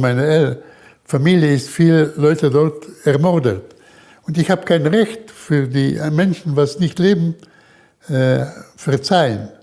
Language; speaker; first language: German; early bilingual, heritage; German